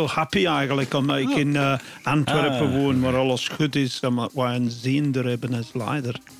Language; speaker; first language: Dutch; non-native, fluent; English